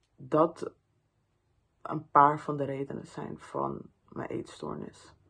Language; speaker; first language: Dutch; early bilingual, other home language; Persian